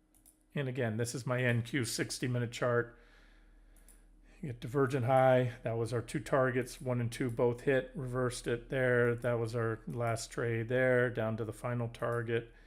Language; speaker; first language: English; native; English